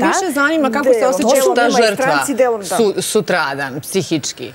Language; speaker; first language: Serbian; native; Serbian